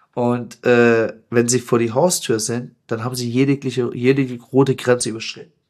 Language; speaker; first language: German; non-native, fluent; Persian